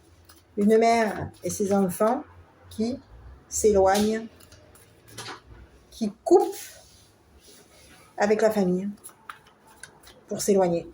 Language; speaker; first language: French; native; French